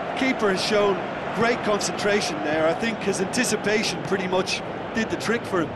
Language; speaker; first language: English; native; English